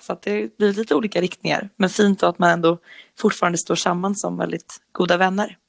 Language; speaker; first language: Swedish; native; Swedish